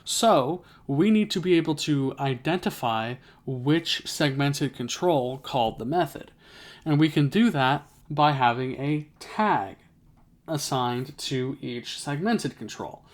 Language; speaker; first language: English; native; English